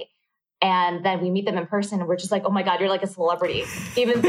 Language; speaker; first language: English; early bilingual, other home language; Vietnamese